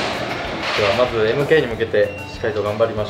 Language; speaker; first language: Japanese; native; Japanese